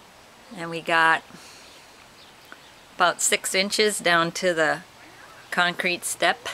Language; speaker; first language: English; native; English